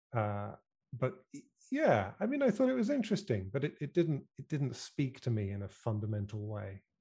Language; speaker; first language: English; native; English